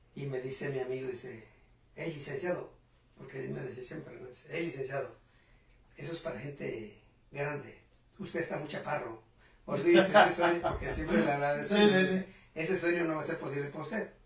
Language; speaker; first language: Spanish; non-native, local second language; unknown